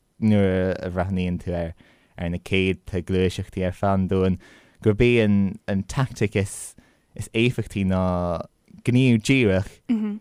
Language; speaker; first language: Irish; non-native, local second language; English